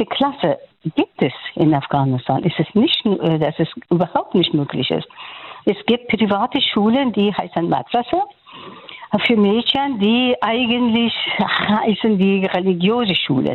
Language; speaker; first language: German; non-native, fluent; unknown